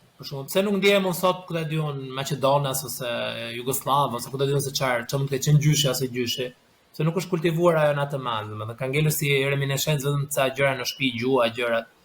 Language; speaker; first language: Albanian; native; Albanian